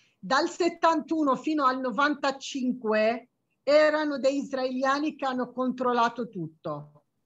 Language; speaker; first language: Italian; non-native, fluent; Arabic